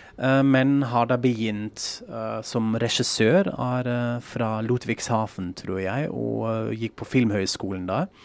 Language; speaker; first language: Norwegian; non-native, fluent; German